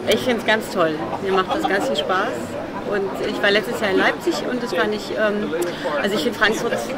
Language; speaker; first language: German; early bilingual, other home language; Russian